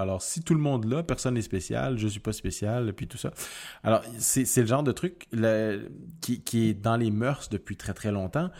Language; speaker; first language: French; native; French